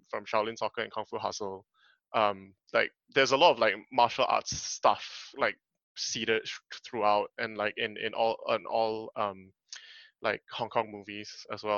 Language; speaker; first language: English; native; English